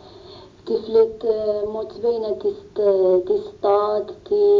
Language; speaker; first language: Dutch; non-native, learner; Arabic